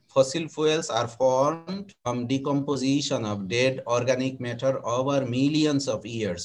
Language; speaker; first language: English; non-native, local second language; Bangla